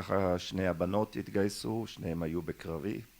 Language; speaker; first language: Hebrew; early bilingual, other home language; German